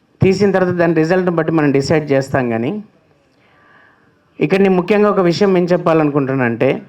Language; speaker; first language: Telugu; native; Telugu